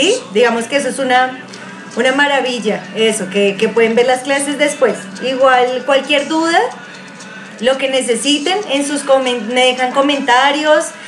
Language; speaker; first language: Spanish; native; Spanish